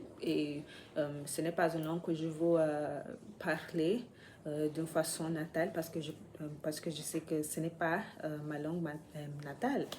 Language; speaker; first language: French; non-native, fluent; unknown